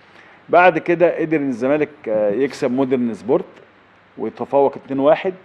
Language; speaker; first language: Arabic; native; Arabic